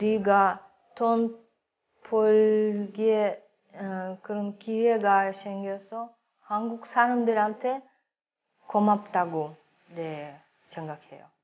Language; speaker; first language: Korean; non-native, local second language; Russian